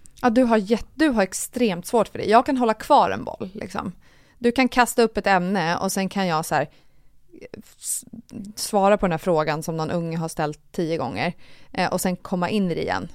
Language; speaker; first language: Swedish; native; Swedish